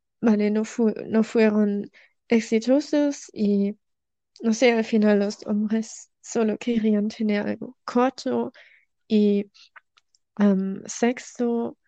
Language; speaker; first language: Spanish; non-native, learner; German